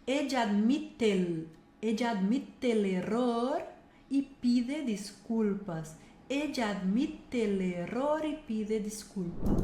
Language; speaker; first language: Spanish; non-native, fluent; Portuguese